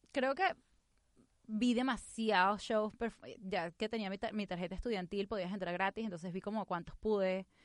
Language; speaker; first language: Spanish; native; Spanish